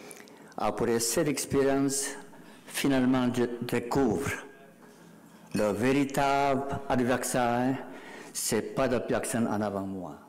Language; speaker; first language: French; non-native, learner; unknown